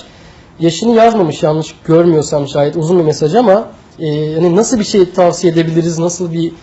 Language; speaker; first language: Turkish; native; Turkish